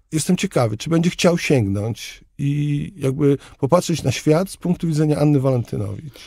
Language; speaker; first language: Polish; native; Polish